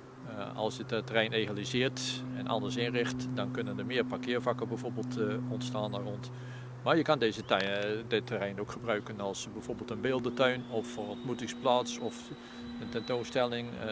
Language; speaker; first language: Dutch; native; Dutch